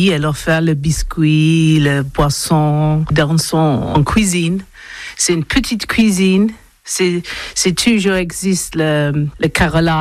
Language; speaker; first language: French; non-native, learner; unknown